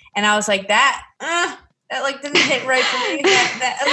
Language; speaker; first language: English; native; English